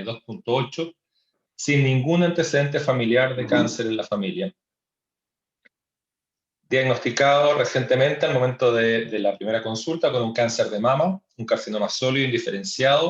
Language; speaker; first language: Spanish; native; Spanish